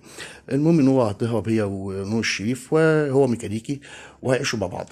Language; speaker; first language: Arabic; native; Arabic